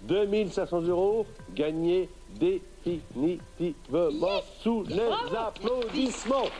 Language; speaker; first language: French; native; French